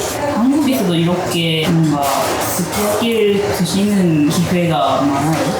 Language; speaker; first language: Korean; non-native, learner; Japanese